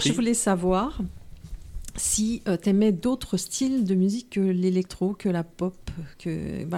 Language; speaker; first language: French; native; French